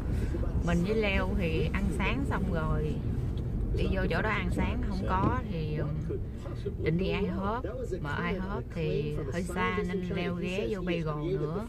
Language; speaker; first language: Vietnamese; native; Vietnamese